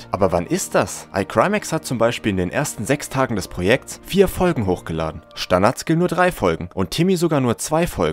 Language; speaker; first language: German; native; German